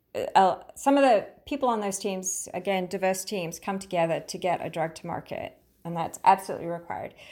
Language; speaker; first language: English; native; English